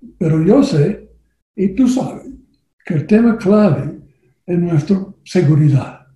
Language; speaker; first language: Spanish; non-native, learner; English